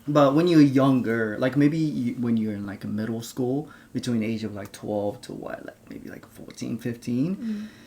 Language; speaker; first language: English; non-native, fluent; Japanese